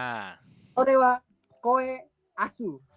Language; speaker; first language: Japanese; non-native, local second language; Indonesian